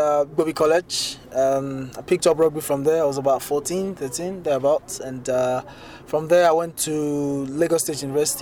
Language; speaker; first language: English; non-native, local second language; Yoruba